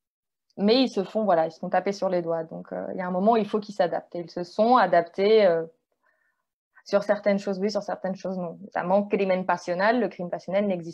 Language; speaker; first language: French; native; French